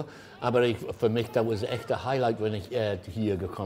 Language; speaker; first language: German; non-native, learner; English